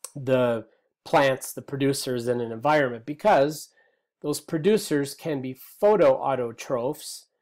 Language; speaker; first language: English; native; English